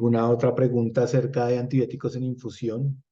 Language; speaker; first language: Spanish; native; Spanish